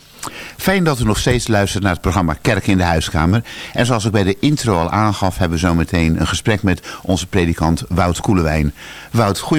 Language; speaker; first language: Dutch; native; Dutch